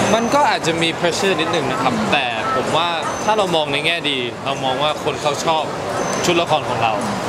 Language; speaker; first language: Thai; early bilingual, heritage; English